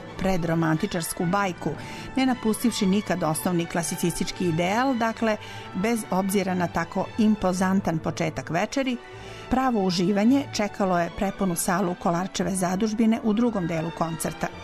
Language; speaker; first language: Serbian; native; Serbian